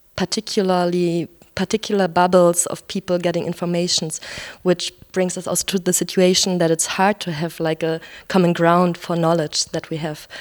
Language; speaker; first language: English; non-native, fluent; German